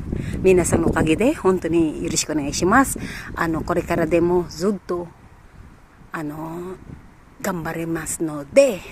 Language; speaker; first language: Japanese; non-native, fluent; Filipino